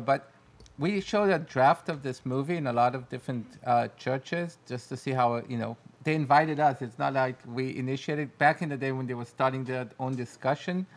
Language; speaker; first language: English; non-native, fluent; Hebrew